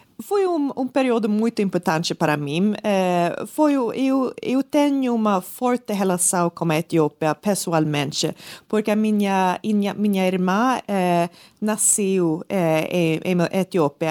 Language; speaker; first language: Portuguese; non-native, learner; Swedish